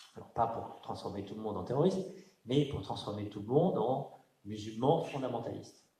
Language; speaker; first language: French; native; French